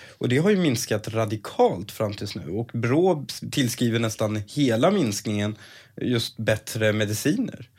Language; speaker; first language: Swedish; native; Swedish